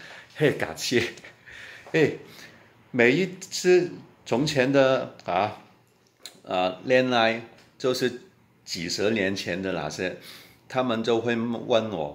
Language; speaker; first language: Chinese; non-native, local second language; Cantonese